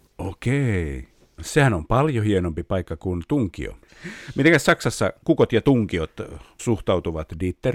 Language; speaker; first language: Finnish; native; Finnish